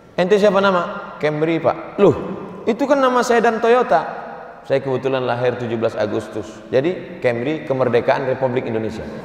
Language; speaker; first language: Indonesian; native; Indonesian